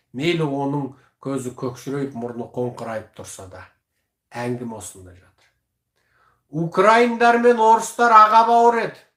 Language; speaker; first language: Kazakh; early bilingual, heritage; Kazakh